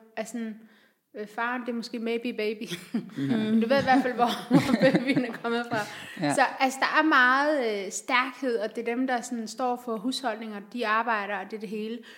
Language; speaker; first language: Danish; early bilingual, other home language; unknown